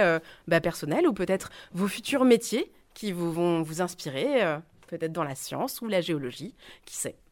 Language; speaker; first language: French; native; French